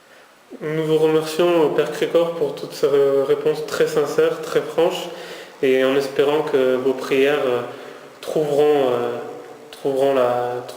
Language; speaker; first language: French; native; French